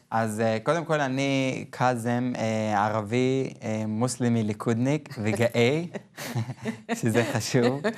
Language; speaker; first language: Hebrew; non-native, local second language; Arabic